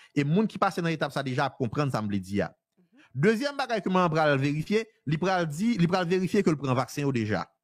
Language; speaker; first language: French; non-native, local second language; Haitian Creole